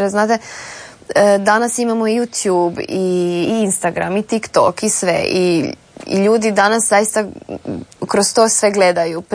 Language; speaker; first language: Serbian; native; Serbian